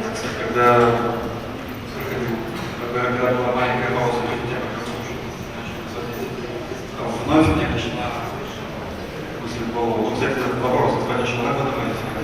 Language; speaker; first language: Russian; native; Russian